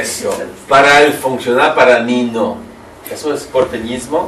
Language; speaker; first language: Spanish; non-native, learner; French